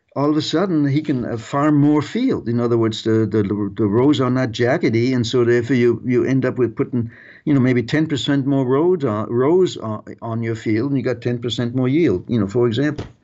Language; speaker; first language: English; early bilingual, other home language; German